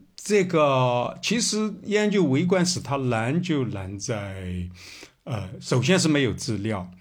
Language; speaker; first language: Chinese; native; Chinese